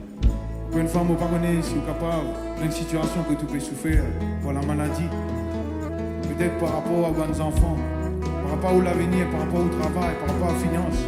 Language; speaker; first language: French; non-native, local second language; Morisyen